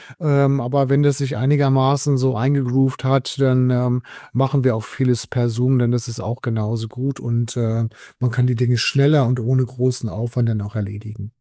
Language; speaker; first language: German; native; German